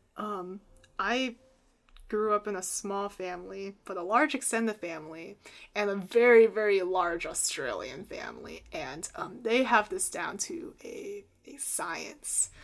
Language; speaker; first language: English; native; English